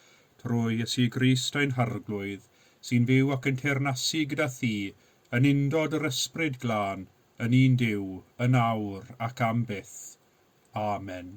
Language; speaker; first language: Welsh; native; Welsh